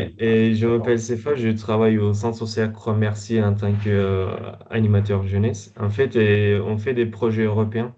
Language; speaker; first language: French; non-native, fluent; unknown